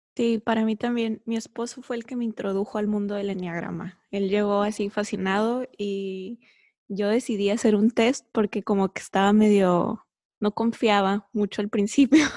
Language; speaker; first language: Spanish; early bilingual, heritage; Spanish